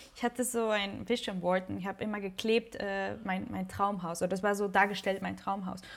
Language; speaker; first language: German; non-native, fluent; Spanish